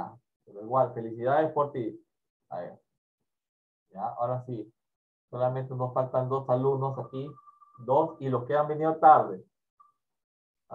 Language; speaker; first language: Spanish; native; Spanish